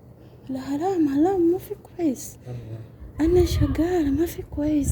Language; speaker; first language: Arabic; non-native, learner; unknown